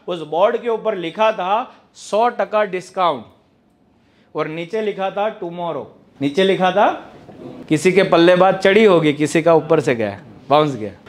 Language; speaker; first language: Hindi; non-native, local second language; Gujarati